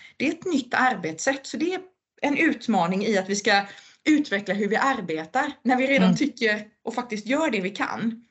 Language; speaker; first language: Swedish; native; Swedish